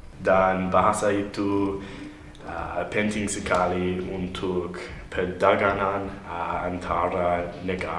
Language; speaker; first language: Indonesian; non-native, learner; English